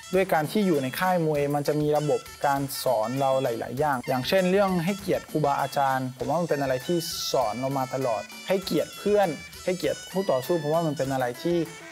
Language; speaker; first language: Thai; early bilingual, other home language; French